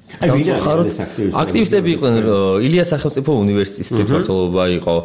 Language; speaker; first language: Georgian; native; Georgian